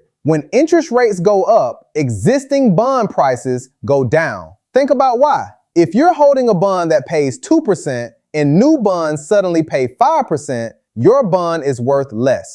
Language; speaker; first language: English; native; English